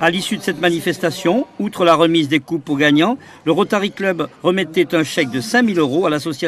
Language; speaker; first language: French; native; French